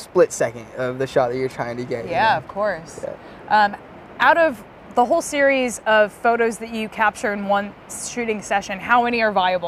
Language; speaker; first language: English; native; English